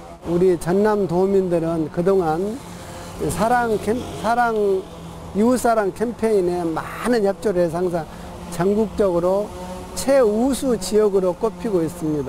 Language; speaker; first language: Korean; native; Korean